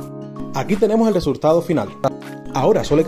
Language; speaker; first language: Spanish; native; Spanish